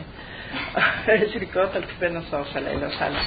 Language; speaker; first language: Italian; native; Italian